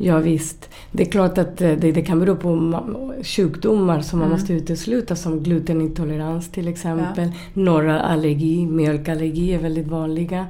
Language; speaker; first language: Swedish; non-native, fluent; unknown